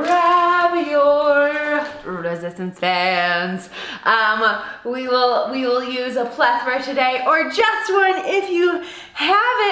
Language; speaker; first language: English; native; English